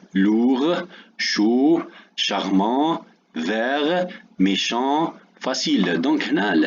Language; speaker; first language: French; non-native, local second language; Arabic